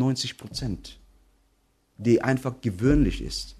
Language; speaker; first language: German; non-native, fluent; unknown